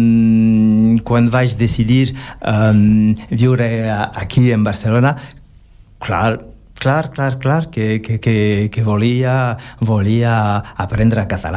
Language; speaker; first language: Catalan; non-native, learner; French